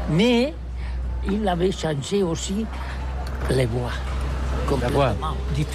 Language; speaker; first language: French; non-native, learner; Catalan